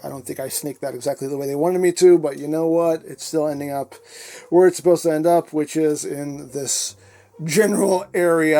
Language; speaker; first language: English; native; English